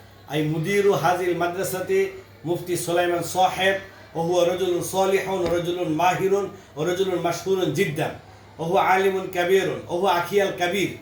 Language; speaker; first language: Arabic; non-native, learner; Bangla